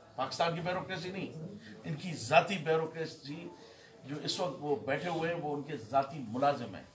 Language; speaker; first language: Urdu; non-native, local second language; Baluchi